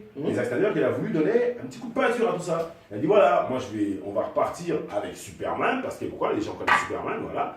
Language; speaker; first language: French; native; French